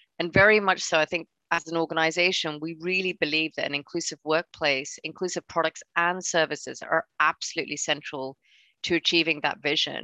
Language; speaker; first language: English; non-native, local second language; Cantonese